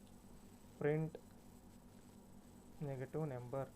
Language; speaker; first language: Telugu; native; Telugu